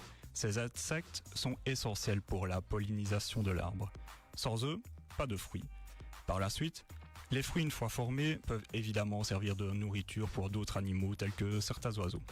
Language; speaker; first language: French; native; French